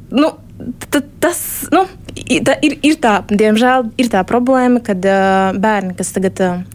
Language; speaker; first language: Latvian; early bilingual, heritage; Russian